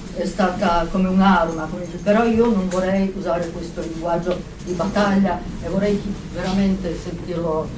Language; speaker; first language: Italian; native; Italian